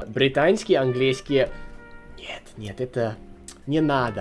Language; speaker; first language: Russian; non-native, learner; English